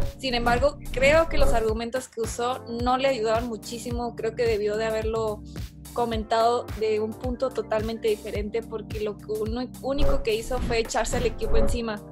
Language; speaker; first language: Spanish; native; Spanish